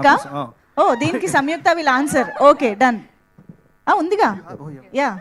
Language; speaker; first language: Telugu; native; Telugu